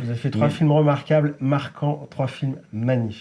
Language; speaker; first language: French; native; French